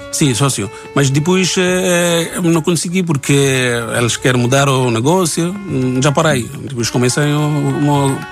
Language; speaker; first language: Portuguese; non-native, learner; Bangla